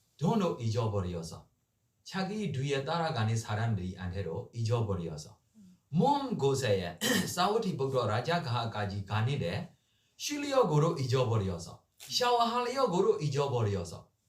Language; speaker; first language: Korean; non-native, learner; Burmese